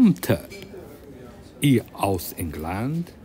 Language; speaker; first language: German; non-native, fluent; Persian